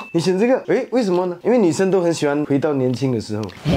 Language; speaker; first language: Chinese; native; Chinese